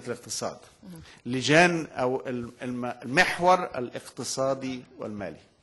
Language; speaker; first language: Arabic; native; Arabic